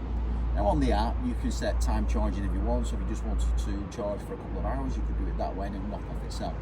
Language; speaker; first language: English; native; English